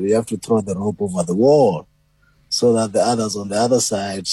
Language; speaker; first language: English; non-native, local second language; Xhosa